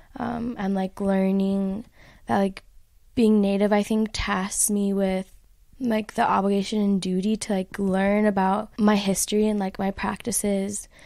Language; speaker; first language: English; native; English